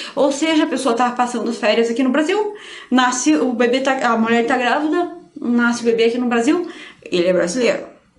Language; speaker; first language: Portuguese; native; Portuguese